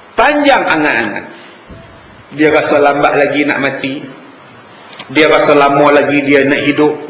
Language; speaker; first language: Malay; native; Malay